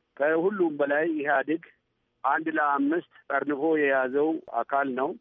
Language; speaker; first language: Amharic; non-native, local second language; Oromo